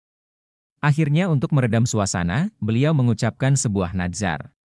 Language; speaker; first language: Indonesian; native; Indonesian